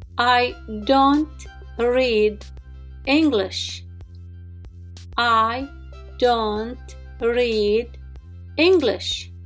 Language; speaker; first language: English; non-native, fluent; Arabic